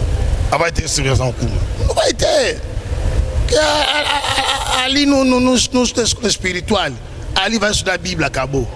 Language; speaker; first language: Portuguese; non-native, learner; Lingala